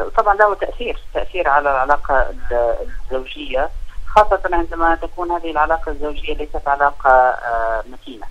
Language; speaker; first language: Arabic; native; Arabic